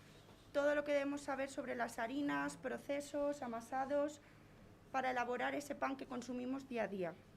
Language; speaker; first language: Spanish; native; Spanish